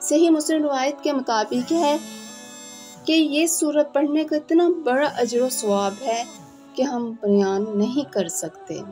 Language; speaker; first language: Urdu; native; Urdu